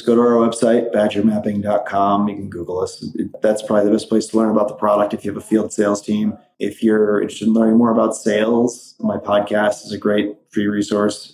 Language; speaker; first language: English; native; English